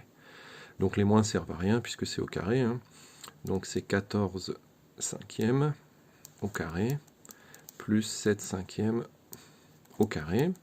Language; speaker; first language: French; native; French